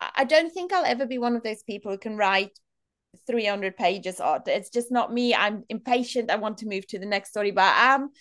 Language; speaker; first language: English; non-native, local second language; Afrikaans